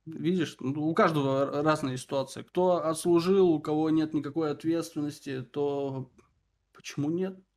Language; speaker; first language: Russian; native; Russian